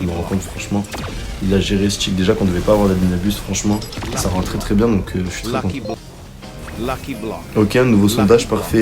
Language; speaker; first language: French; native; French